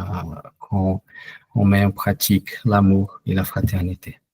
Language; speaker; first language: French; non-native, fluent; Portuguese